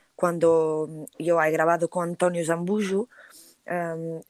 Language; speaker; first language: Spanish; non-native, learner; Portuguese